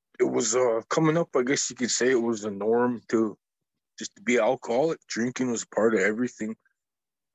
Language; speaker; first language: English; native; English